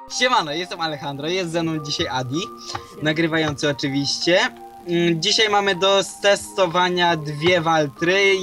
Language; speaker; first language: Polish; native; Polish